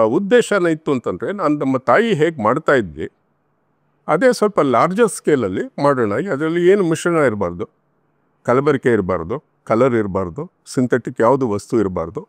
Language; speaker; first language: Kannada; non-native, local second language; Tamil